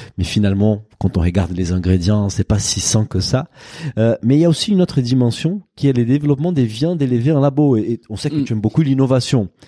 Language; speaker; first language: French; non-native, fluent; Portuguese